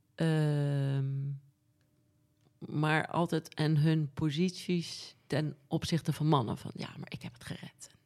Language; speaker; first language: Dutch; native; Dutch